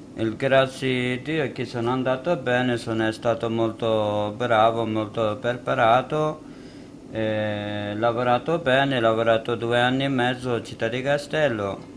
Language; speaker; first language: Italian; non-native, learner; Kurdish